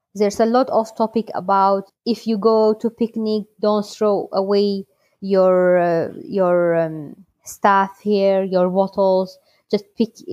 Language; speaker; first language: English; non-native, learner; Kurdish